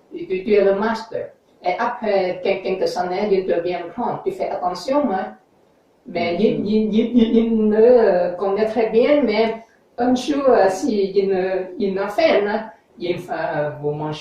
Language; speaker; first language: French; non-native, learner; English